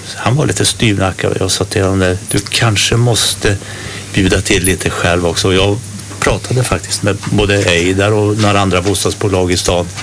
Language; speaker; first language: Swedish; native; Swedish